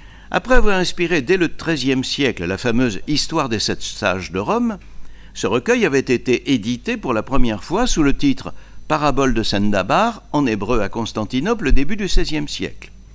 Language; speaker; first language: French; native; French